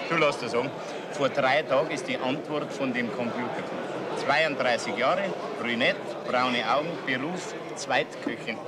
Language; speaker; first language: German; native; German